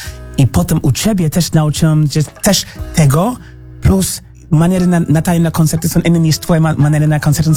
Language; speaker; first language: Polish; non-native, learner; English